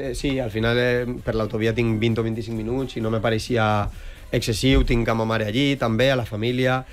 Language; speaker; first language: Catalan; native; Catalan